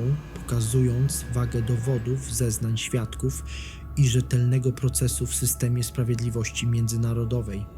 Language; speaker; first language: Polish; native; Polish